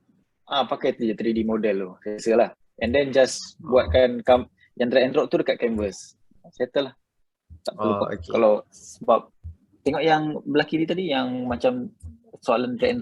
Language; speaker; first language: Malay; native; Malay